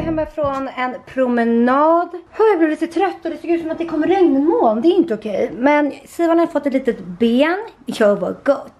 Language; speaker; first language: Swedish; native; Swedish